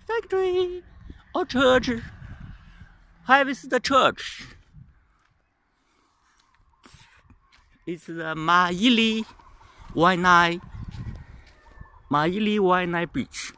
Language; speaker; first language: English; non-native, learner; Chinese